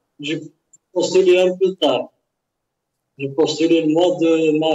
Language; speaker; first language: French; non-native, local second language; Arabic